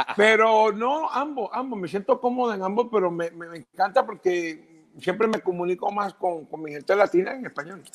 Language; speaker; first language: Spanish; early bilingual, heritage; Spanish